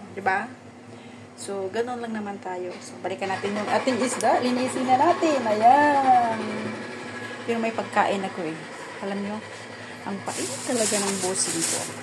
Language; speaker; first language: Filipino; non-native, local second language; Cebuano